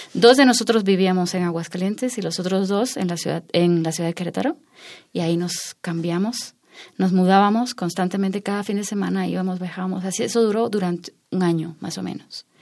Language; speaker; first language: Spanish; native; Spanish